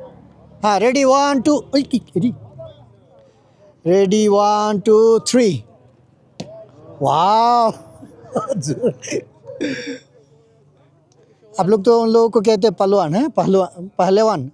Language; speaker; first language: Hindi; non-native, local second language; Bangla